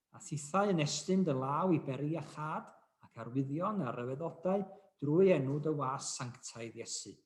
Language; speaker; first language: Welsh; native; Welsh